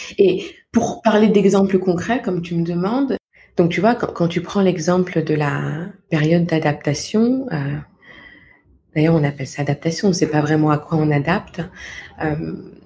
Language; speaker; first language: French; native; French